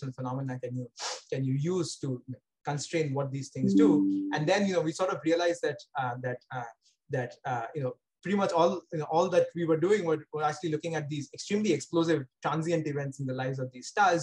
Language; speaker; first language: English; non-native, local second language; Bangla